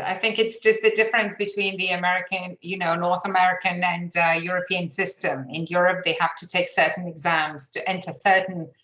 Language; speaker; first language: English; non-native, fluent; Lithuanian